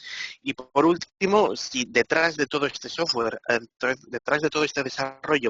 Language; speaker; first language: Spanish; native; Spanish